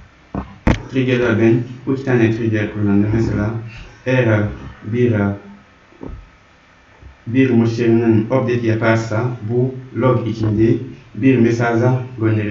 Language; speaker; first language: Turkish; non-native, learner; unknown